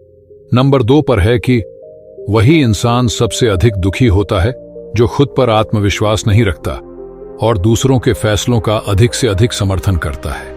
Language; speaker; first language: Hindi; native; Hindi